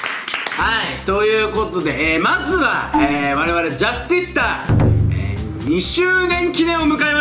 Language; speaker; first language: Japanese; native; Japanese